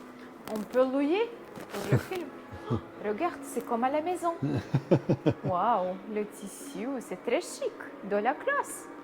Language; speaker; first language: French; non-native, learner; Russian